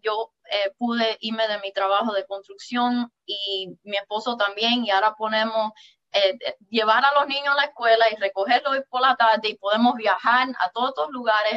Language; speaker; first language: Spanish; early bilingual, heritage; English